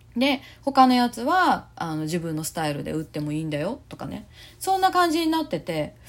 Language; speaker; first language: Japanese; native; Japanese